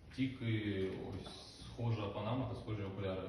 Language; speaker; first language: Ukrainian; native; Ukrainian